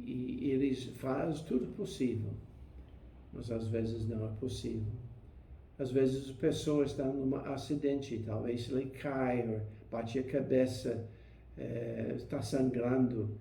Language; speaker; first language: Portuguese; non-native, fluent; English